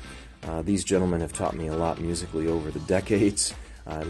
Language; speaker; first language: English; native; English